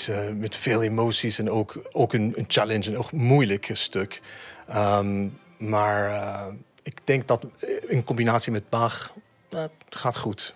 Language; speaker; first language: Dutch; non-native, fluent; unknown